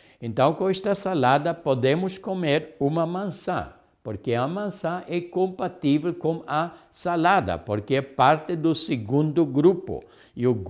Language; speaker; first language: Portuguese; non-native, fluent; Spanish